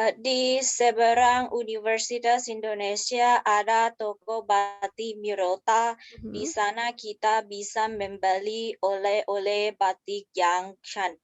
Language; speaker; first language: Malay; non-native, learner; Thai